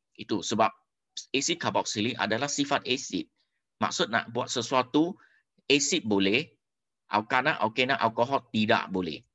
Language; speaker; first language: Malay; non-native, local second language; Chinese